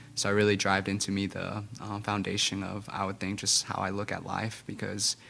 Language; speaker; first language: English; non-native, fluent; Spanish